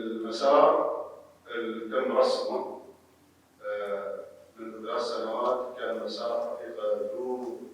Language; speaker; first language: Arabic; native; Arabic